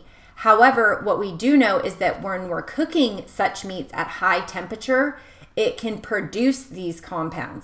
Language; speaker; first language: English; native; English